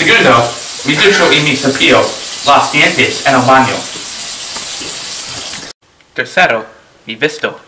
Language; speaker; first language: Spanish; non-native, learner; English